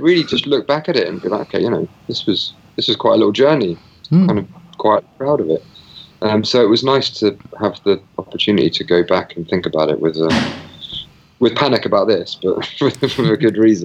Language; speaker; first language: English; native; English